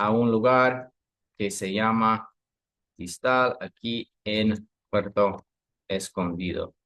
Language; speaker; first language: Spanish; non-native, fluent; English